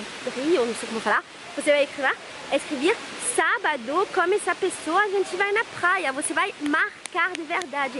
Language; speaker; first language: Portuguese; non-native, fluent; French